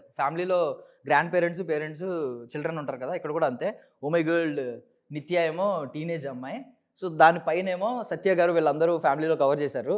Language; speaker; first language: Telugu; native; Telugu